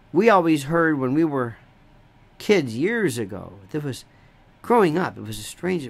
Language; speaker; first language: English; native; English